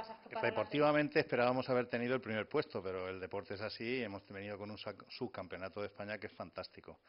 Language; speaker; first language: Spanish; native; Spanish